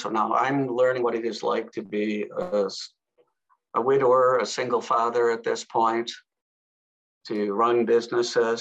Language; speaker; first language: English; native; English